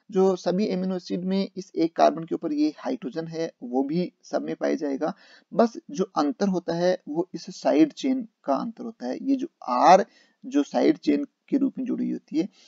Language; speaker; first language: Hindi; native; Hindi